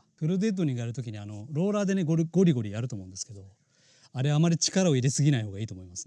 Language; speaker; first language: Japanese; native; Japanese